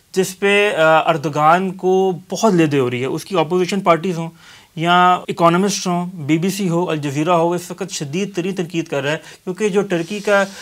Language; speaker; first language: Urdu; native; Urdu